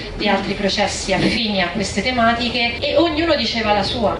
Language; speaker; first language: Italian; native; Italian